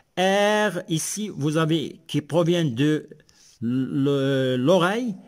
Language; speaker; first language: French; non-native, local second language; Arabic